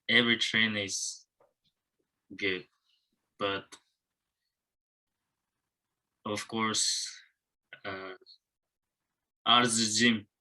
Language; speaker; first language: English; non-native, learner; Japanese